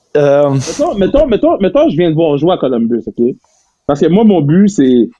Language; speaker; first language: French; native; French